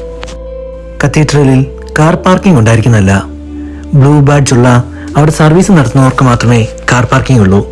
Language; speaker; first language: Malayalam; native; Malayalam